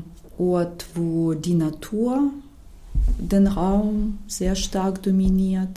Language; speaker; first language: German; non-native, fluent; Ukrainian